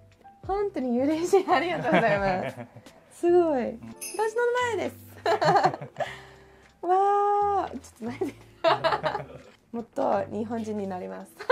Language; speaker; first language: Japanese; non-native, learner; English